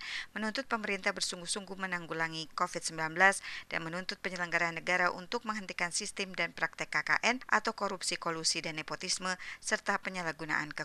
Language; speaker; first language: Indonesian; native; Indonesian